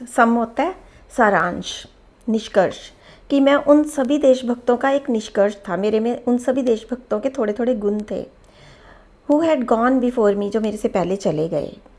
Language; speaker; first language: Hindi; native; Hindi